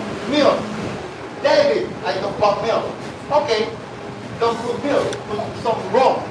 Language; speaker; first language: English; non-native, learner; Spanish